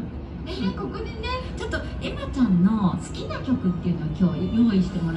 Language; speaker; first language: Japanese; native; Japanese